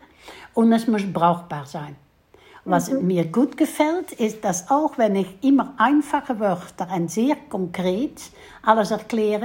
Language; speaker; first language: German; non-native, fluent; Dutch